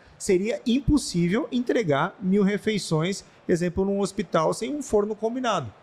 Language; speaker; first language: Portuguese; native; Portuguese